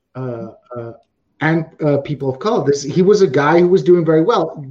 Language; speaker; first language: English; native; English